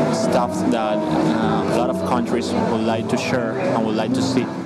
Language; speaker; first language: English; non-native, learner; Spanish